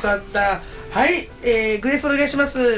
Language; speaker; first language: Japanese; native; Japanese